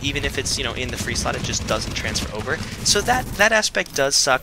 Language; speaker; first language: English; native; English